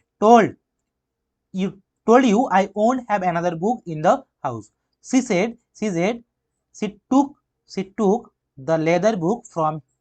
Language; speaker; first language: English; non-native, local second language; Bangla